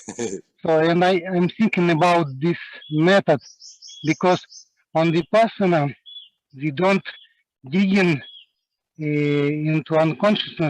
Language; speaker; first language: English; non-native, learner; Russian